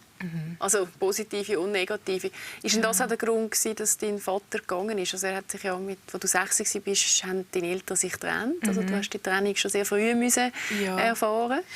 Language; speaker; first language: German; native; German